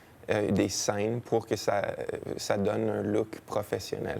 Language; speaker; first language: French; native; French